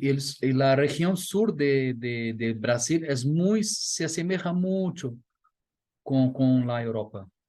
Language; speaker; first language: Spanish; non-native, fluent; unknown